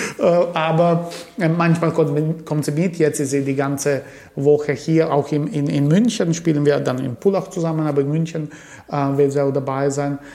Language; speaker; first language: German; early bilingual, other home language; Croatian